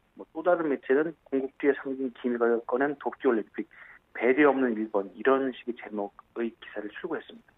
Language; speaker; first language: Korean; native; Korean